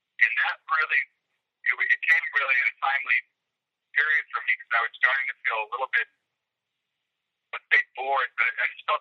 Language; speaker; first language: English; native; English